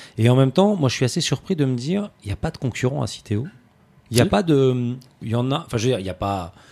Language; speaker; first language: French; native; French